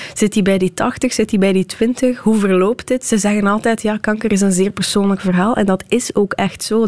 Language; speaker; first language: Dutch; native; Dutch